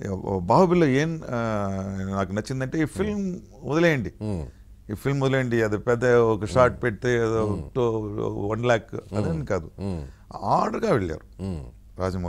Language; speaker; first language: Telugu; non-native, learner; Tamil